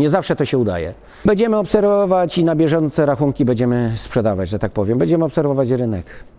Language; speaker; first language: Polish; native; Polish